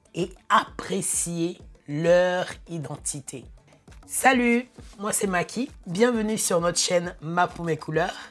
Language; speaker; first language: French; native; French